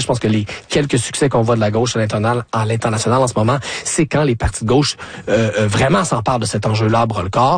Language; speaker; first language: French; native; French